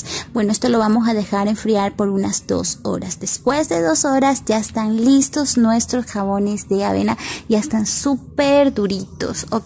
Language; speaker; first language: Spanish; native; Spanish